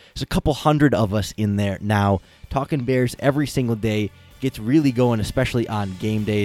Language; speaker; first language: English; native; English